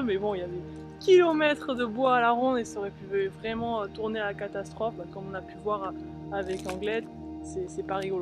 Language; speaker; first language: French; native; French